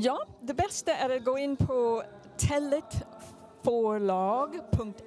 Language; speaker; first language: Swedish; non-native, fluent; English